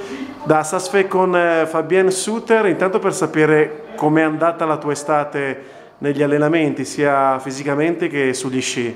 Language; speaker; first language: Italian; native; Italian